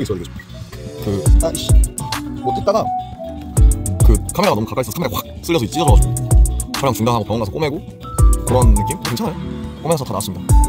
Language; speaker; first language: Korean; native; Korean